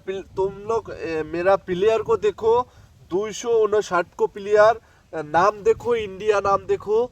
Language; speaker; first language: Hindi; non-native, learner; Bangla